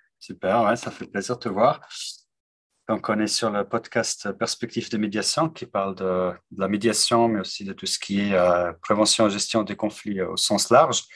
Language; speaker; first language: French; native; French